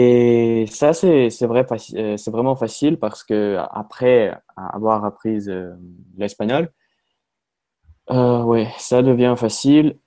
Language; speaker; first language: French; non-native, fluent; Russian